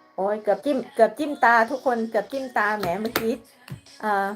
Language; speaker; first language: Thai; native; Thai